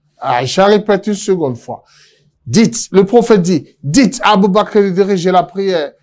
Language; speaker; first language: French; non-native, local second language; Yoruba